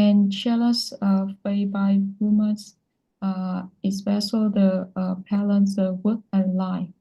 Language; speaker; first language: English; non-native, learner; Vietnamese